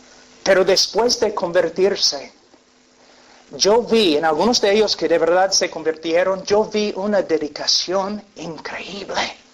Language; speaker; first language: Spanish; non-native, fluent; English